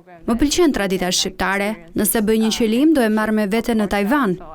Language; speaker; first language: Albanian; non-native, fluent; Chinese